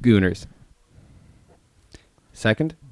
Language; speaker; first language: English; native; English